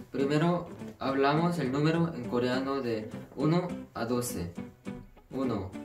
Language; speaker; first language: Spanish; non-native, fluent; Korean